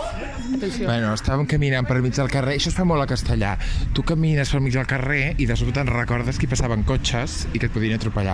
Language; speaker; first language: Catalan; native; Catalan